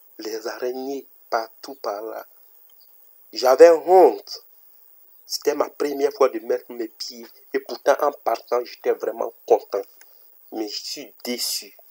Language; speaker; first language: French; native; French